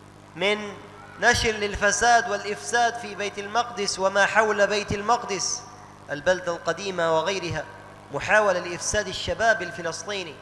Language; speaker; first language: Arabic; native; Arabic